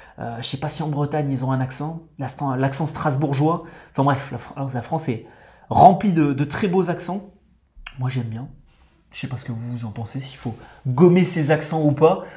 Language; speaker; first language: French; native; French